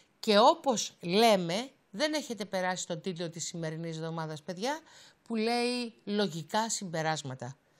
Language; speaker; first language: Greek; native; Greek